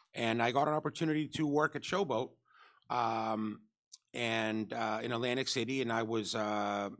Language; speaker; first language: English; early bilingual, other home language; Spanish